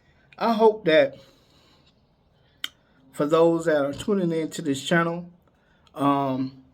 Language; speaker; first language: English; native; English